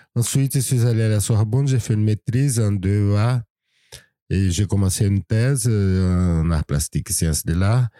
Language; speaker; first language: French; non-native, fluent; Portuguese